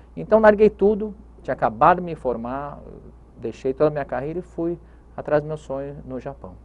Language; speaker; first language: Portuguese; native; Portuguese